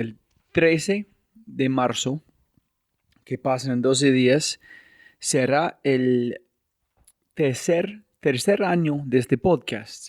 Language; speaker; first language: Spanish; non-native, fluent; English